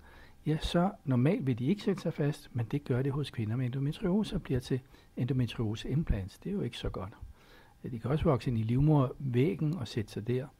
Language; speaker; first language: Danish; native; Danish